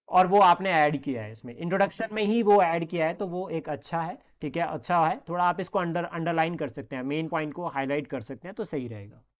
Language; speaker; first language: Hindi; native; Hindi